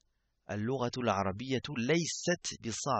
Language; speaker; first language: Arabic; non-native, fluent; French